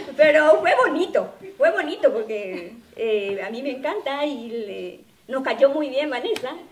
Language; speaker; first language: Spanish; native; Spanish